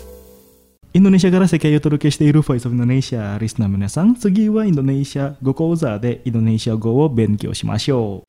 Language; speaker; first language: Japanese; non-native, fluent; Indonesian